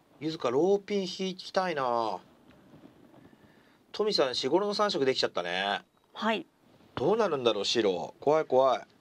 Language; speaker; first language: Japanese; native; Japanese